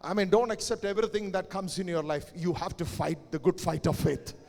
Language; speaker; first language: English; non-native, local second language; Malayalam